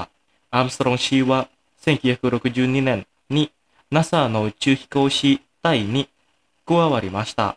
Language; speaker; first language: Japanese; non-native, fluent; Indonesian